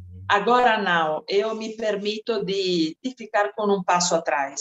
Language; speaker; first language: Portuguese; non-native, fluent; Italian